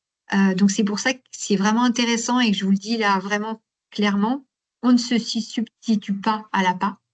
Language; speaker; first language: French; native; French